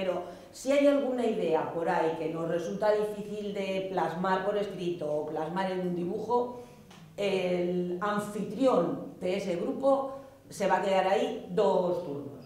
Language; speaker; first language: Spanish; native; Spanish